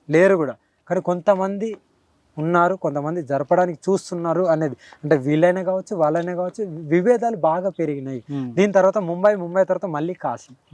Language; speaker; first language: Telugu; native; Telugu